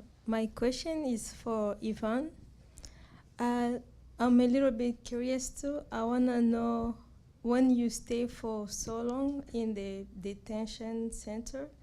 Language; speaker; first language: English; non-native, learner; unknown